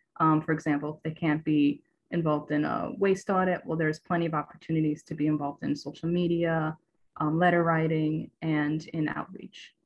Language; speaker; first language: English; native; English